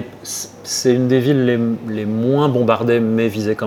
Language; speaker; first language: French; native; French